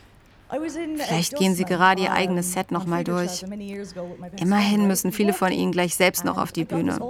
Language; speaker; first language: German; native; German